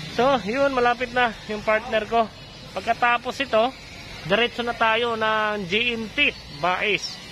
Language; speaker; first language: Filipino; non-native, local second language; Cebuano